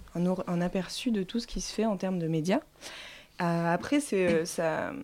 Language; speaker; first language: French; native; French